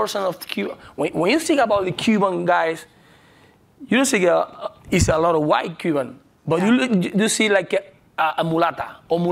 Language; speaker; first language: English; non-native, learner; Spanish